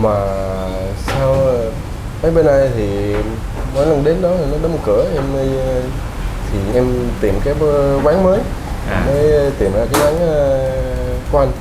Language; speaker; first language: Vietnamese; early bilingual, heritage; Vietnamese